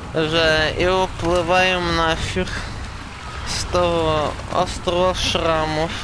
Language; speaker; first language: Ukrainian; native; Ukrainian